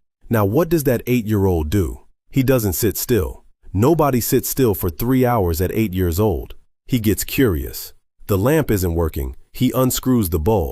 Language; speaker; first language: English; native; English